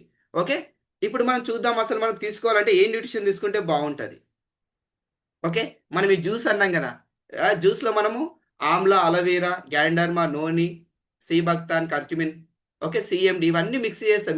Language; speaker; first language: Telugu; native; Telugu